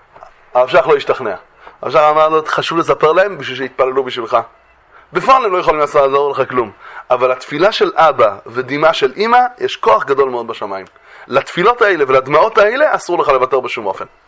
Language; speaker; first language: Hebrew; native; Hebrew